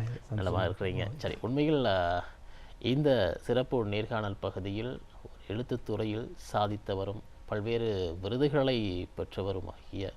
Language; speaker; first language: Tamil; native; Tamil